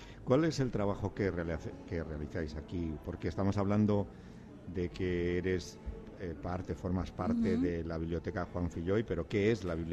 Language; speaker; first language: Spanish; native; Spanish